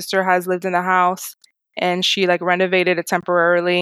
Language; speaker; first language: English; native; English